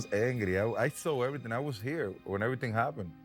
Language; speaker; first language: English; non-native, fluent; Spanish